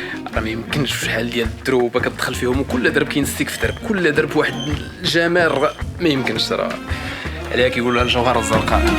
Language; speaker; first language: Arabic; native; Arabic